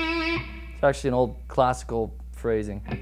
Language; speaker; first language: English; native; English